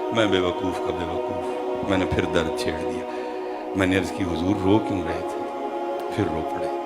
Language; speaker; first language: Urdu; non-native, local second language; Punjabi